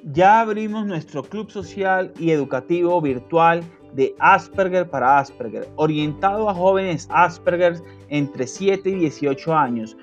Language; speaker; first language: Spanish; native; Spanish